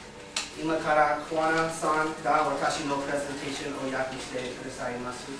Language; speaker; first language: Japanese; non-native, fluent; Tibetan